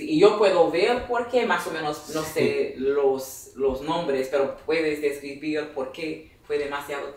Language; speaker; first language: Spanish; non-native, fluent; English